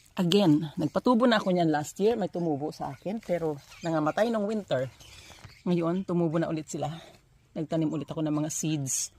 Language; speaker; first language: Filipino; non-native, local second language; Cebuano